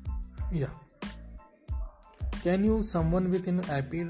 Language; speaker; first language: English; non-native, local second language; Hindi